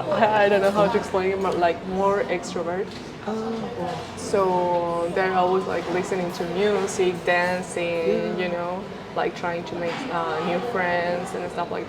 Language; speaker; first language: English; non-native, fluent; Spanish